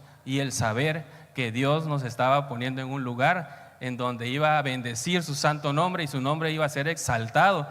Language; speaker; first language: Spanish; native; Spanish